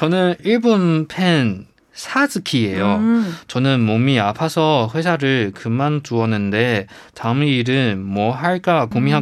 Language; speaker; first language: Korean; non-native, learner; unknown